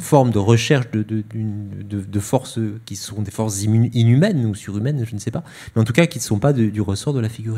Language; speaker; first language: French; native; French